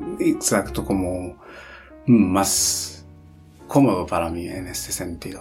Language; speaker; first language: Spanish; non-native, fluent; Japanese